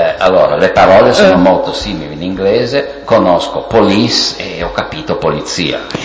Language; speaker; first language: Italian; native; Italian